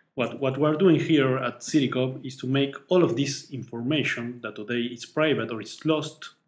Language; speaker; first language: English; non-native, fluent; Spanish